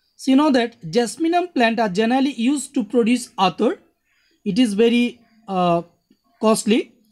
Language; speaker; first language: English; non-native, local second language; Bangla